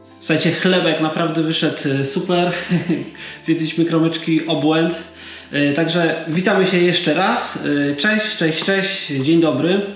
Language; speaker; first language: Polish; native; Polish